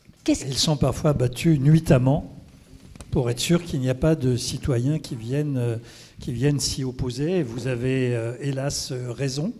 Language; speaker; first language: French; native; French